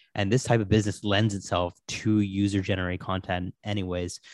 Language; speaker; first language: English; native; English